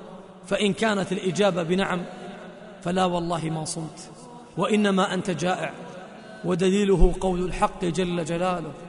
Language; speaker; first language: Arabic; native; Arabic